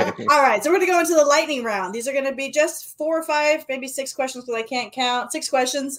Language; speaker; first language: English; native; English